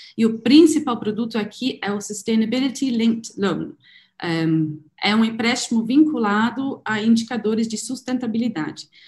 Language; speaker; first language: Portuguese; non-native, fluent; German